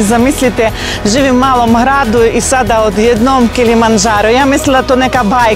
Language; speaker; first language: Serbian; non-native, learner; Russian